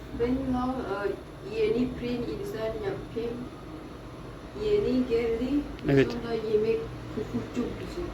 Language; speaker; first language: Turkish; non-native, learner; Lao